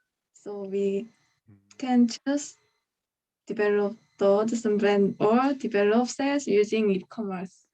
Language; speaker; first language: English; non-native, learner; Korean